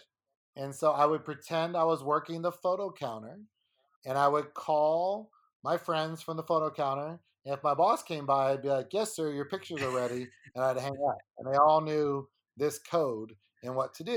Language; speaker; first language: English; native; English